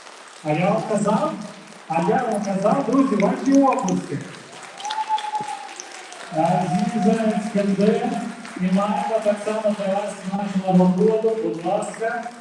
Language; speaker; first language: Ukrainian; native; Ukrainian